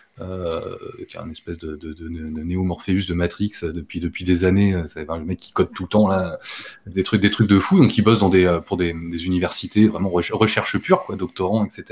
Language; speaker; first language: French; native; French